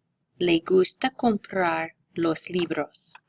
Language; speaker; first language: Spanish; non-native, fluent; English